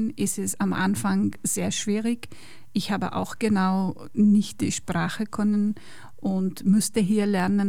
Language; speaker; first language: German; non-native, fluent; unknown